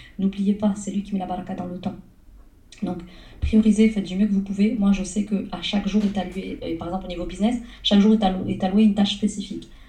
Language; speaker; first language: French; early bilingual, other home language; Arabic